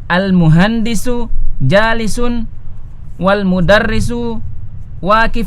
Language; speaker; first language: Arabic; non-native, learner; Indonesian